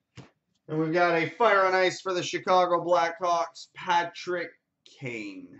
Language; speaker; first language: English; native; English